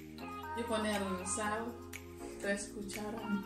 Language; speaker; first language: Spanish; non-native, learner; Indonesian